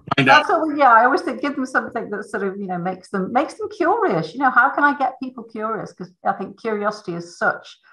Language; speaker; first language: English; native; English